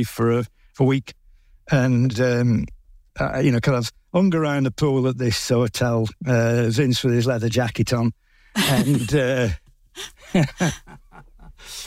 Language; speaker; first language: English; native; English